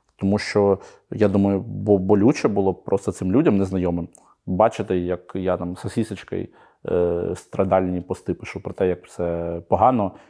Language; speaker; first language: Ukrainian; native; Ukrainian